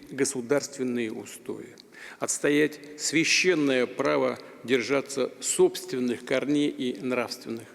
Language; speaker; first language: Russian; native; Russian